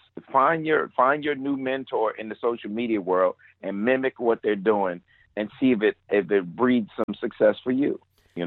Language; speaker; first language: English; native; English